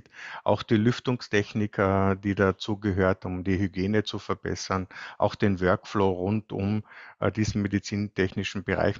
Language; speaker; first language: German; native; German